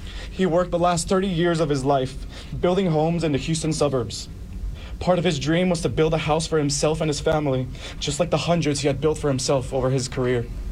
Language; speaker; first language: English; early bilingual, other home language; Spanish